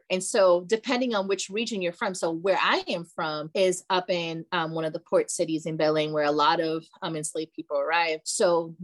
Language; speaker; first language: English; early bilingual, other home language; Portuguese